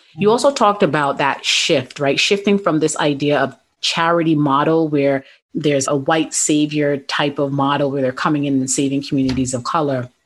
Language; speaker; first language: English; native; English